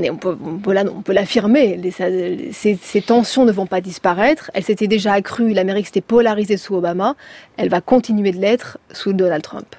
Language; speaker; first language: French; native; French